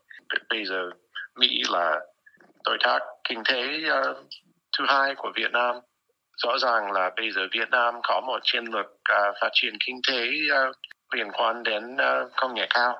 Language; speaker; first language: Vietnamese; non-native, fluent; English